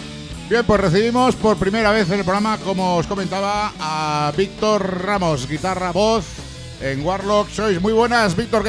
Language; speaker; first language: Spanish; native; Spanish